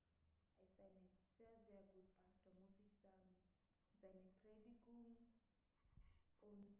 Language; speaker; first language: German; non-native, learner; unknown